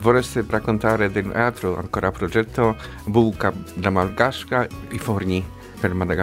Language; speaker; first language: Italian; non-native, fluent; Polish